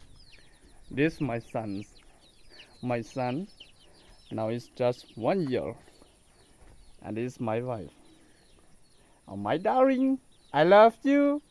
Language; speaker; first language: English; non-native, learner; Hmong